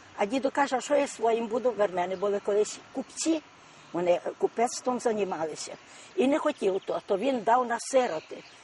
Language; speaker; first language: Ukrainian; native; Ukrainian